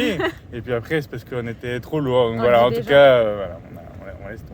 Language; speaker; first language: French; native; French